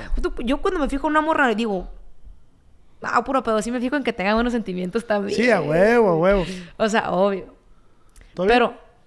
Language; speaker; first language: Spanish; native; Spanish